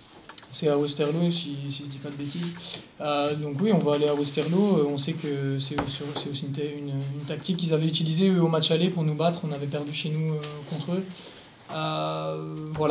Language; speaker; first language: French; native; French